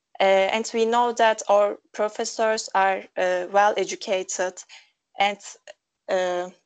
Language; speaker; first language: English; non-native, local second language; Turkish